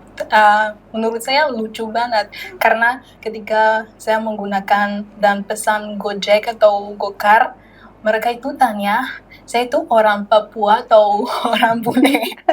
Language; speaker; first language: Indonesian; non-native, learner; Malagasy